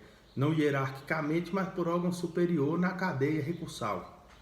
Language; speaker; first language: Portuguese; native; Portuguese